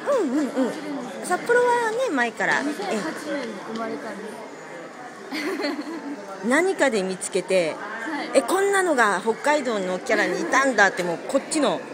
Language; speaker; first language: Japanese; native; Japanese